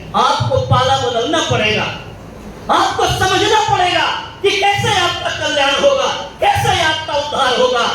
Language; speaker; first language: Hindi; native; Hindi